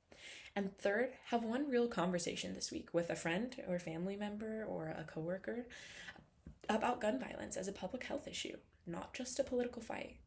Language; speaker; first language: English; native; English